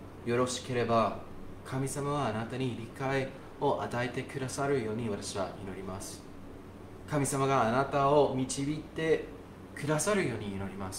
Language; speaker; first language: Japanese; non-native, fluent; English